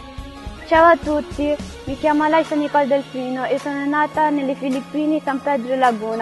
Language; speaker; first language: Italian; early bilingual, other home language; Filipino